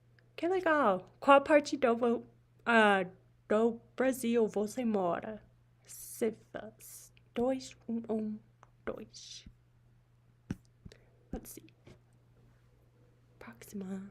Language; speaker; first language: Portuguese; non-native, learner; English